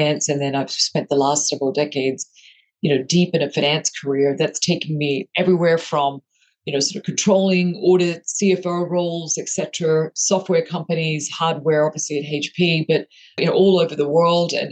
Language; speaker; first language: English; native; English